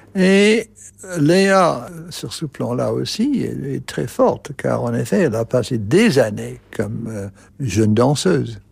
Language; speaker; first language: French; non-native, fluent; English